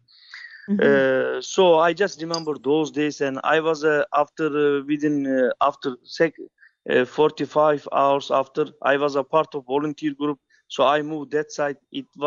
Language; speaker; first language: English; non-native, fluent; Turkish